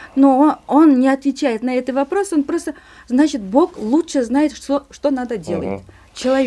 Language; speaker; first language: Russian; non-native, local second language; Kyrgyz